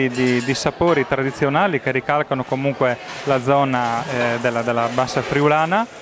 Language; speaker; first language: Italian; native; Italian